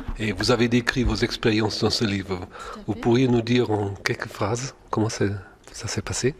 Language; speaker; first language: French; non-native, fluent; German